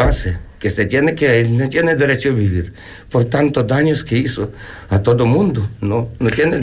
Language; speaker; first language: Spanish; non-native, learner; Ukrainian